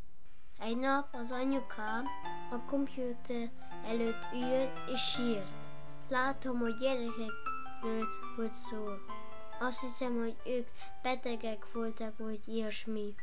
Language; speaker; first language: Hungarian; early bilingual, heritage; Hungarian